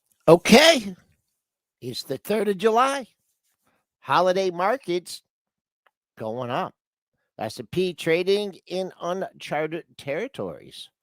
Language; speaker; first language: English; native; English